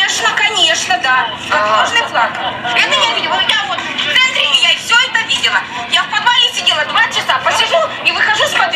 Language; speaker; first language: Russian; native; Russian